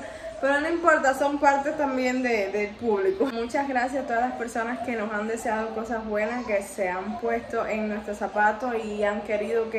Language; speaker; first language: Spanish; native; Spanish